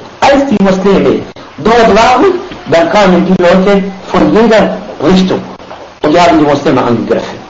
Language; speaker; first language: German; non-native, fluent; Arabic